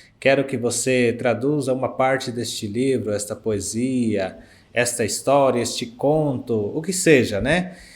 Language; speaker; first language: Portuguese; non-native, fluent; Guarani